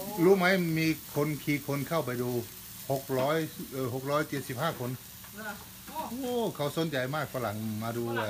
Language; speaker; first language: Thai; non-native, fluent; Danish